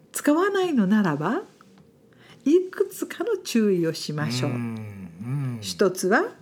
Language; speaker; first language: Japanese; non-native, fluent; English